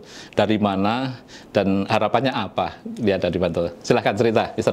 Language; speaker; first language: Indonesian; native; Indonesian